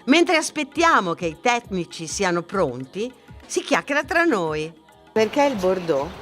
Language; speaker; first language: Italian; native; Italian